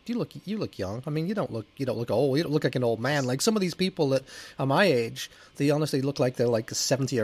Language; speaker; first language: English; native; English